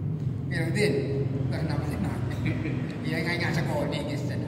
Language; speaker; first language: Indonesian; native; Indonesian